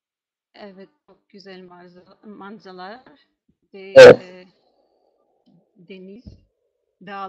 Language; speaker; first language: Turkish; non-native, learner; Russian